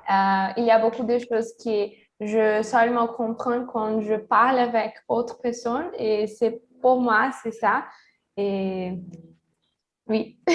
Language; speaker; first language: French; non-native, learner; Portuguese